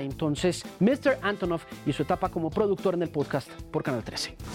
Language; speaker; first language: Spanish; native; Spanish